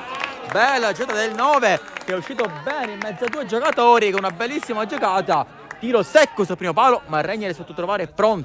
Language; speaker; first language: Italian; native; Italian